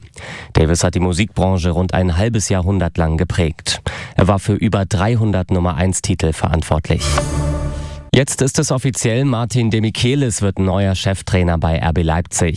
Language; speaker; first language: German; native; German